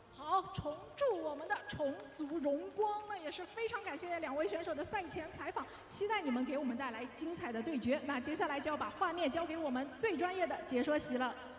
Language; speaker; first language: Chinese; native; Chinese